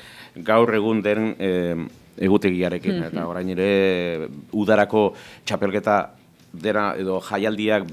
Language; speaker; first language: Basque; native; Basque